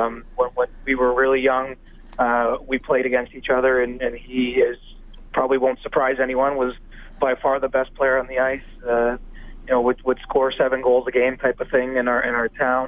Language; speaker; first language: English; native; English